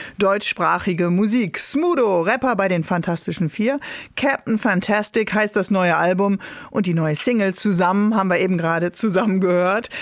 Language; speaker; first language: German; native; German